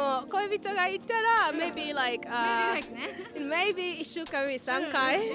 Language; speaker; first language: Japanese; non-native, learner; English